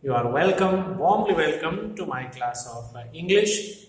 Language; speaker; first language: English; non-native, local second language; Gujarati